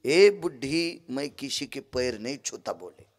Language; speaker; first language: Hindi; non-native, local second language; Marathi